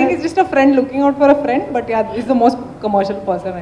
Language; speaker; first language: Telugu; non-native, local second language; Hindi